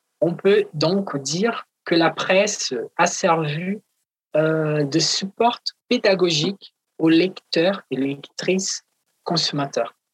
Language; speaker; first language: French; non-native, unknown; Portuguese